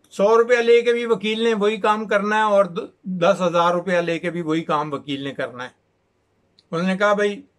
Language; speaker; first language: Urdu; native; Urdu